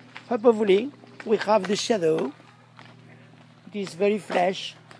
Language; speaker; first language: English; non-native, learner; French